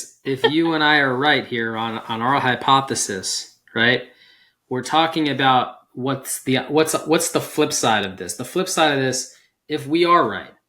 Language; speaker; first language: English; native; English